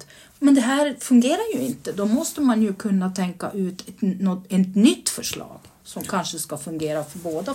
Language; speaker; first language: Swedish; native; Swedish